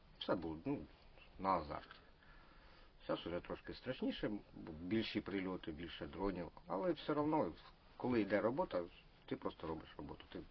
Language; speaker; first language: Ukrainian; non-native, local second language; Russian